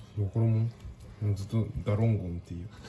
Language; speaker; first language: Japanese; native; Japanese